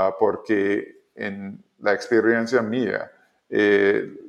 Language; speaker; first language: Spanish; non-native, learner; English